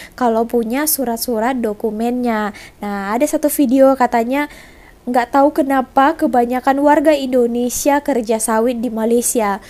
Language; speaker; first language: Indonesian; native; Indonesian